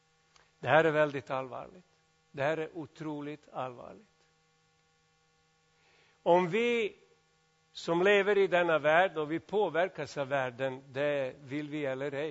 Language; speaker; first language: Swedish; non-native, fluent; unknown